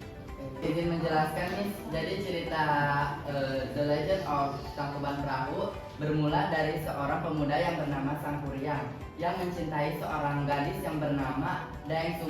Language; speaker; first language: Indonesian; native; Indonesian